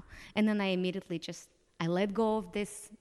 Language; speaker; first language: English; non-native, fluent; Romanian